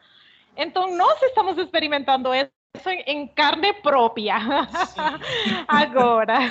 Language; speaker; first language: Portuguese; non-native, fluent; Spanish